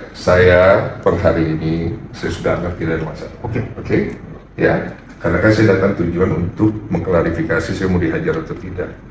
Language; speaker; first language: Indonesian; native; Indonesian